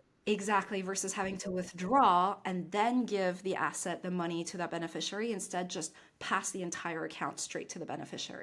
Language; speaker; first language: English; native; English